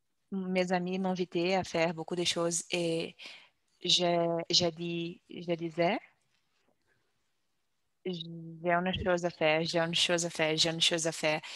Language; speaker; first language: French; non-native, learner; Portuguese